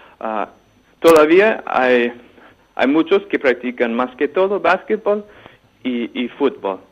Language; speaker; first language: Spanish; non-native, fluent; English